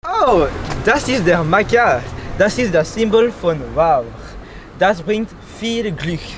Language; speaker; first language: German; non-native, learner; French